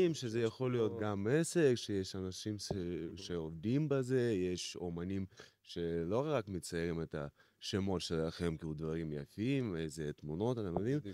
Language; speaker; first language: Hebrew; non-native, fluent; Russian